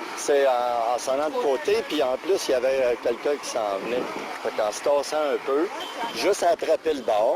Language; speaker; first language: French; native; French